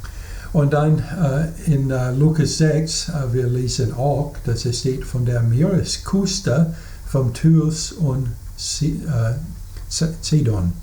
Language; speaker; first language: German; non-native, fluent; English